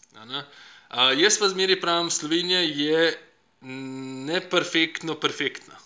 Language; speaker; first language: Slovenian; non-native, fluent; Russian